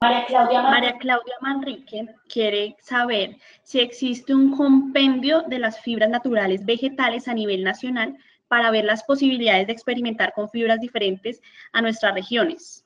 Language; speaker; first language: Spanish; native; Spanish